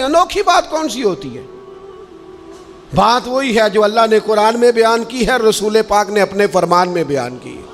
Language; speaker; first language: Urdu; non-native, local second language; Punjabi